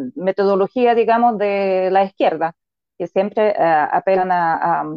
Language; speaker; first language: Spanish; non-native, fluent; Russian